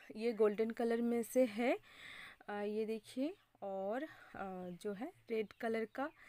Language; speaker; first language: Hindi; non-native, local second language; Bangla